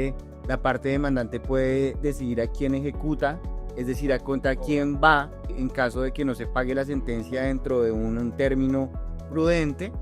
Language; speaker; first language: Spanish; native; Spanish